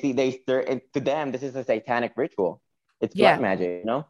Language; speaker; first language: English; non-native, fluent; Spanish